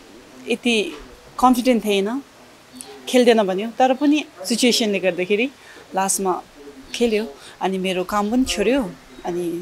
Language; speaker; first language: Nepali; non-native, fluent; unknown